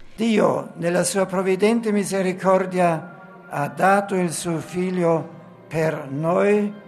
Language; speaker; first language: Italian; non-native, fluent; German